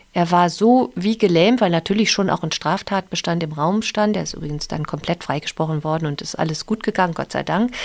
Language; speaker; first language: German; native; German